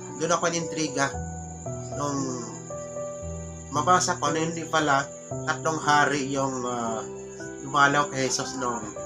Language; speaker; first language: Filipino; non-native, local second language; Cebuano